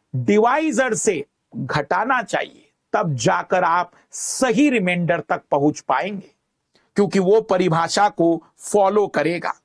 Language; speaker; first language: Hindi; native; Hindi